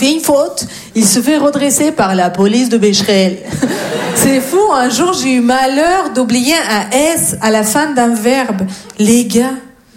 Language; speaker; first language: French; non-native, fluent; Russian